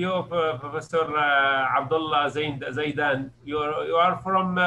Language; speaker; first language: English; non-native, learner; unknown